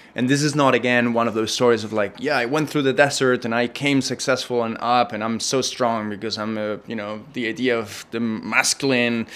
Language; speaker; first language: English; non-native, fluent; Spanish